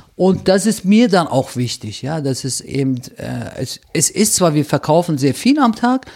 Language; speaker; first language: German; early bilingual, other home language; Turkish